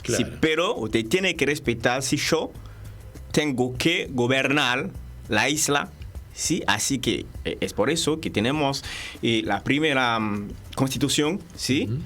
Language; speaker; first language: Spanish; non-native, fluent; Haitian Creole